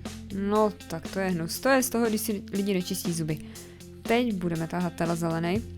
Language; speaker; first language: Czech; native; Czech